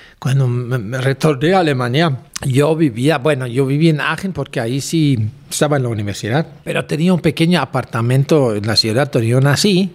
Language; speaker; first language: Spanish; non-native, fluent; German